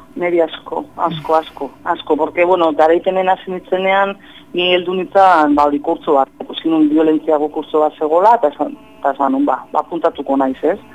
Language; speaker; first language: Basque; non-native, fluent; Spanish